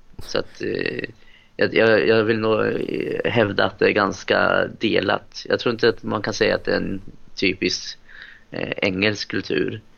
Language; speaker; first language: Swedish; native; Swedish